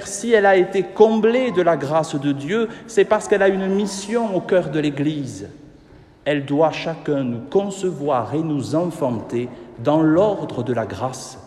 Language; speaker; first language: French; native; French